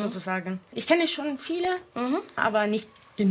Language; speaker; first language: German; non-native, fluent; Italian